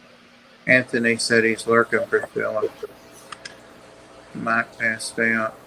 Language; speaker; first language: English; native; English